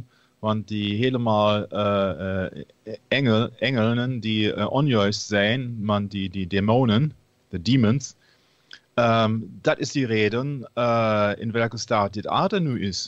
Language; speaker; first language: Dutch; non-native, learner; German